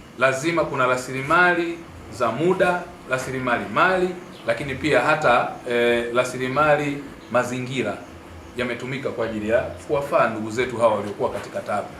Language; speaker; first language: Swahili; native; Swahili